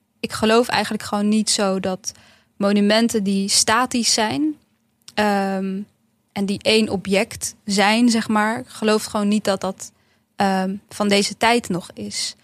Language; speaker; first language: Dutch; early bilingual, other home language; Bosnian